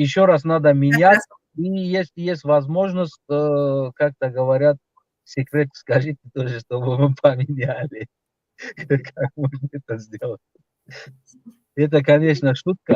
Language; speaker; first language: Russian; non-native, local second language; Tajik